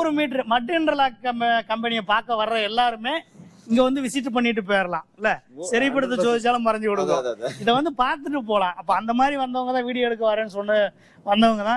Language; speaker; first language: Tamil; native; Tamil